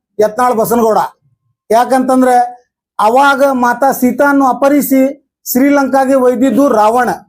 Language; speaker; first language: Kannada; non-native, local second language; Urdu